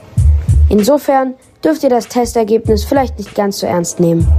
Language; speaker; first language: German; native; German